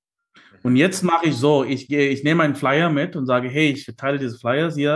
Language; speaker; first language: German; non-native, learner; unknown